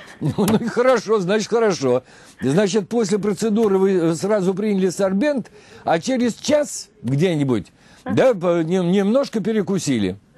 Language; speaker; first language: Russian; native; Russian